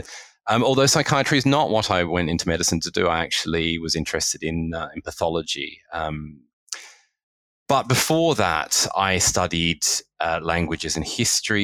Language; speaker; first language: English; native; English